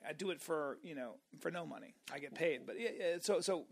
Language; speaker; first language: English; native; English